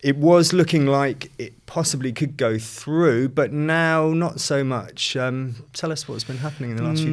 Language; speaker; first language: English; native; English